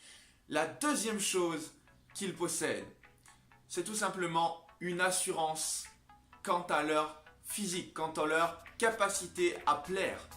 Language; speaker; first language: French; native; French